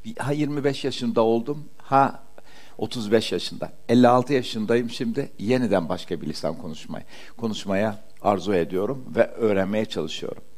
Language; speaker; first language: Turkish; early bilingual, heritage; Turkish